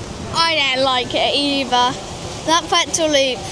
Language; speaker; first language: English; native; English